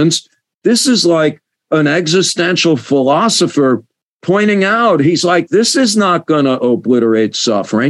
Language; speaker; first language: English; native; English